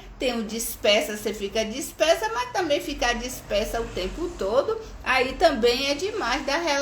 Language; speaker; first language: Portuguese; native; Portuguese